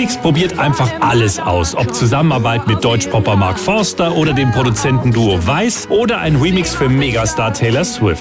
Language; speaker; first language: German; native; German